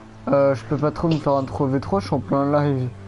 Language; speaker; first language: French; native; French